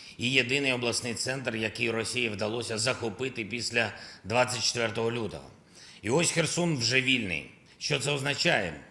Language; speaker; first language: Ukrainian; non-native, local second language; Russian